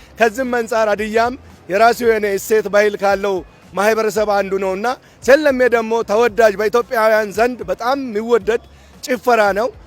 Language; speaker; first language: Amharic; non-native, local second language; Hadiyya